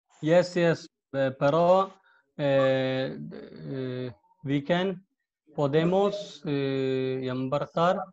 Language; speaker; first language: English; non-native, local second language; Hindi